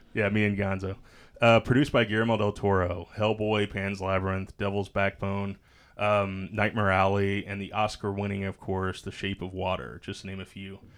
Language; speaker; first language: English; native; English